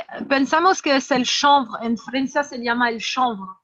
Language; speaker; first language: Spanish; non-native, learner; French